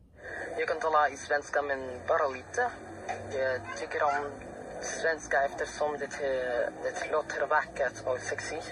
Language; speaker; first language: Swedish; non-native, learner; Filipino